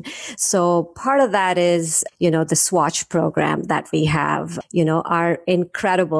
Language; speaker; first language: English; non-native, local second language; Hindi